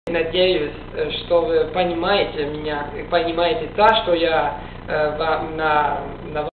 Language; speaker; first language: Russian; non-native, learner; Italian